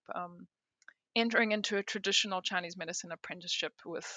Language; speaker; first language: English; native; English